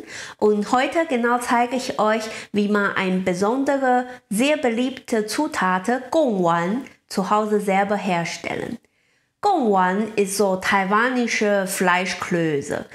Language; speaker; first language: German; non-native, learner; Chinese